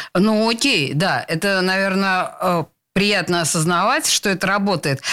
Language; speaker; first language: Russian; native; Russian